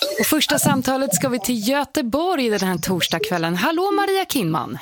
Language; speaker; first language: Swedish; native; Swedish